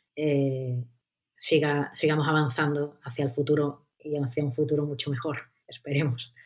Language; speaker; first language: Spanish; native; Spanish